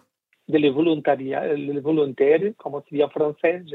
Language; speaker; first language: French; non-native, learner; Portuguese